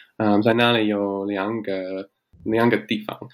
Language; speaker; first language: Chinese; non-native, learner; English